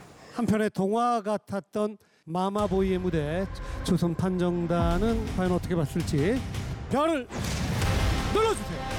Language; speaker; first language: Korean; native; Korean